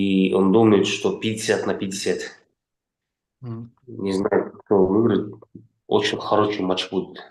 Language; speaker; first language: Russian; non-native, local second language; Kazakh